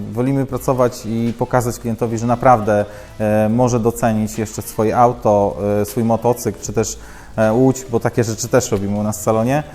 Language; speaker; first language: Polish; native; Polish